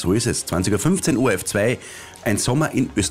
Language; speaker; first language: German; native; German